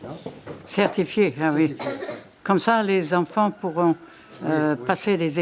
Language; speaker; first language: French; non-native, fluent; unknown